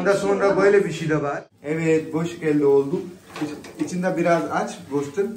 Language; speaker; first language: Turkish; non-native, learner; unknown